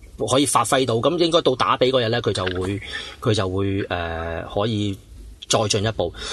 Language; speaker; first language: Cantonese; native; Cantonese